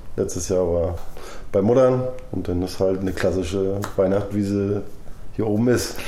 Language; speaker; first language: German; native; German